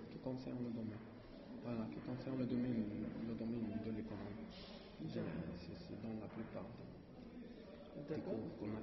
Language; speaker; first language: French; non-native, learner; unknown